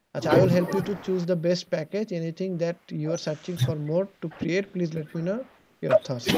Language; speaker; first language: English; non-native, local second language; Bangla